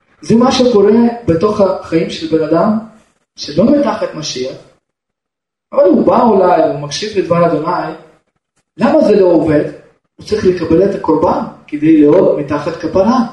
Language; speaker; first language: Hebrew; non-native, fluent; Russian